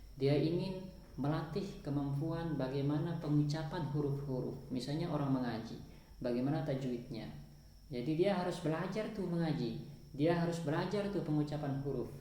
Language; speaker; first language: Indonesian; non-native, local second language; Sasak